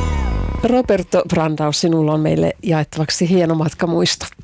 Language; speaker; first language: Finnish; native; Finnish